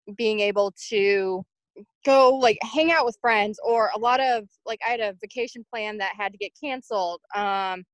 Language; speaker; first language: English; native; English